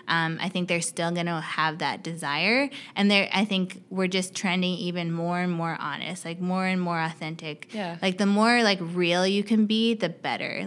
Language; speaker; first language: English; native; English